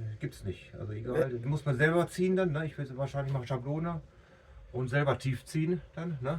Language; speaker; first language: German; native; German